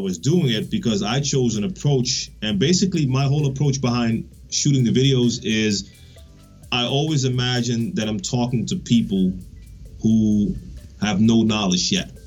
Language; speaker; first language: English; non-native, fluent; Dutch